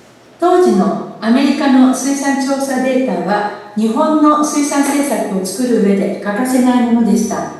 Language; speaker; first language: Japanese; native; Japanese